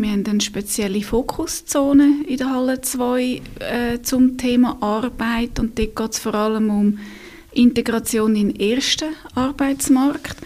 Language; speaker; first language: German; native; German